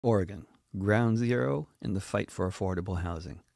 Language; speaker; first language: English; native; English